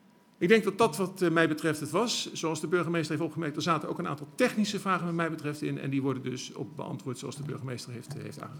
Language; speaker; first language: Dutch; native; Dutch